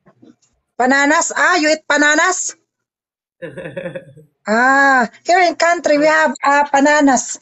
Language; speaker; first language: English; non-native, learner; Filipino